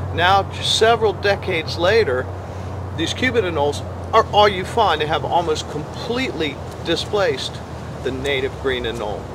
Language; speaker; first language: English; native; English